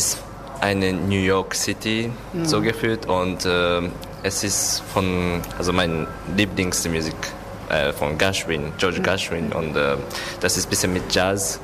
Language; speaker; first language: German; non-native, learner; Japanese